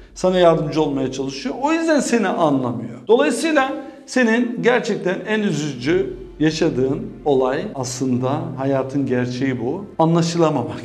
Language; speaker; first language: Turkish; early bilingual, heritage; Turkish